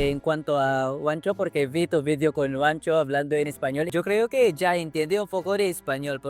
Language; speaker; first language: Spanish; non-native, fluent; Filipino